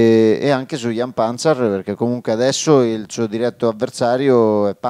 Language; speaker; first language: Italian; native; Italian